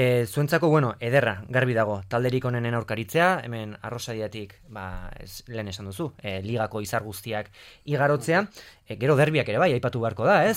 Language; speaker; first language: Basque; native; Basque